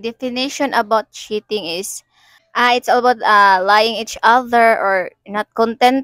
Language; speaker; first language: English; non-native, learner; Cebuano